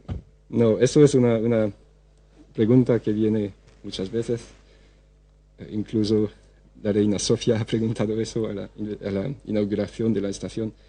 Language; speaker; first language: Spanish; non-native, fluent; French